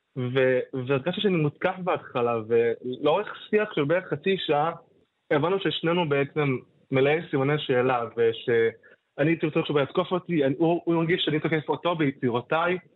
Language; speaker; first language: Hebrew; native; Hebrew